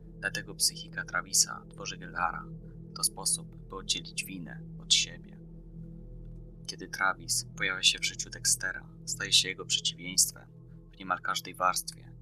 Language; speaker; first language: Polish; native; Polish